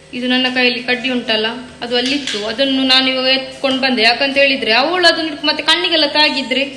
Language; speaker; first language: Kannada; non-native, local second language; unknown